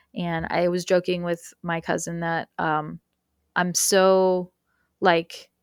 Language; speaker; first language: English; early bilingual, other home language; Spanish